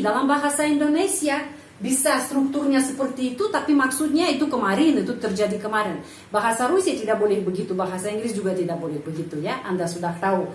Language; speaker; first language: Indonesian; non-native, fluent; Russian